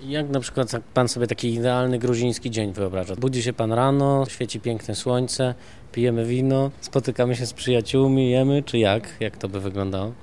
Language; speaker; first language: Polish; native; Polish